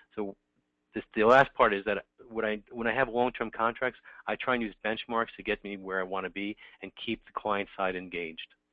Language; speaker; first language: English; native; English